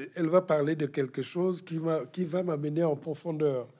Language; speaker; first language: French; non-native, local second language; Kituba (Democratic Republic of Congo)